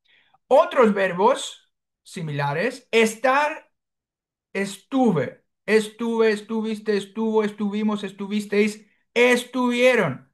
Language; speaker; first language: Spanish; non-native, fluent; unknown